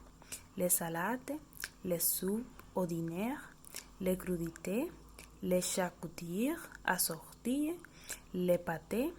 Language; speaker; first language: French; non-native, learner; Spanish